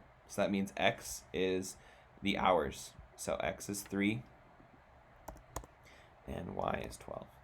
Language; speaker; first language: English; native; English